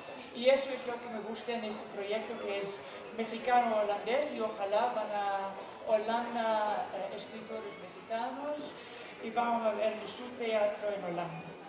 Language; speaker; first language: Spanish; non-native, fluent; Dutch